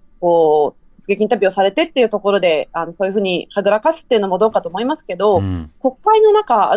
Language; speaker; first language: Japanese; native; Japanese